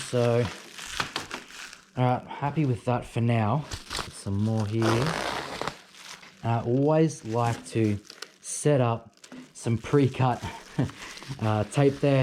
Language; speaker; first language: English; native; English